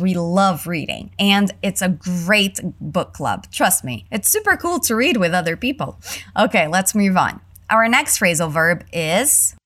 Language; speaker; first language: English; early bilingual, other home language; Portuguese